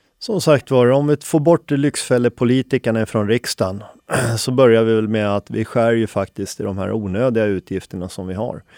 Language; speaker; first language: Swedish; early bilingual, other home language; Finnish